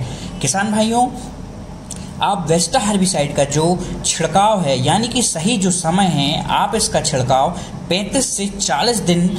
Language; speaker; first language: Hindi; native; Hindi